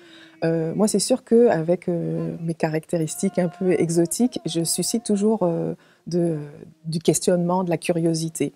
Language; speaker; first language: French; native; French